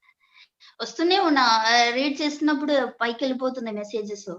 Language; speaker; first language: Telugu; non-native, learner; Malayalam